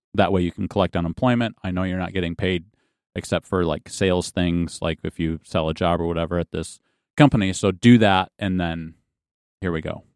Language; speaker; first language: English; native; English